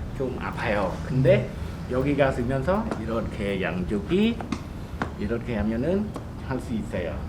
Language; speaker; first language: Korean; non-native, learner; Khmer